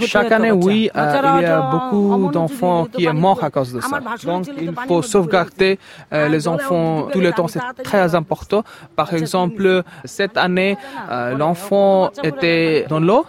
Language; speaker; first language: French; non-native, fluent; Bangla